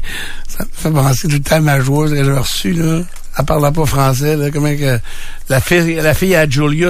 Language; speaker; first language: French; native; French